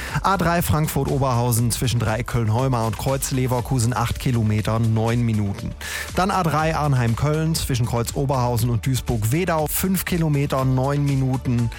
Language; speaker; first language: German; native; German